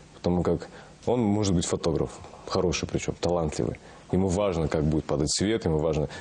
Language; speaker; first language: Russian; non-native, local second language; Kazakh